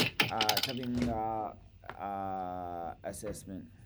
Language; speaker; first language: Indonesian; non-native, learner; English